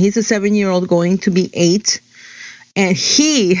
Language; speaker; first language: English; early bilingual, other home language; Spanish